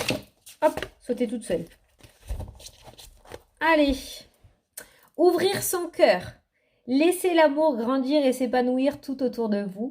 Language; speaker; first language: French; native; French